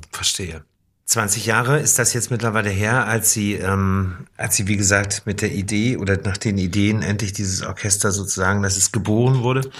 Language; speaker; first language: German; native; German